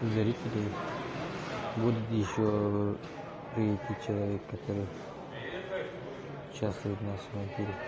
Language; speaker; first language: Russian; non-native, learner; Tajik